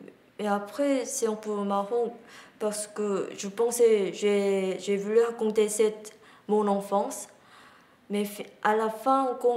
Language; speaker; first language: French; non-native, learner; Korean